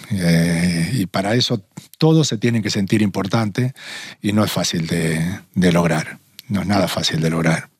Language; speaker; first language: Spanish; native; Spanish